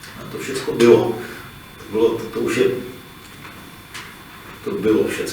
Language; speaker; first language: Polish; non-native, learner; Czech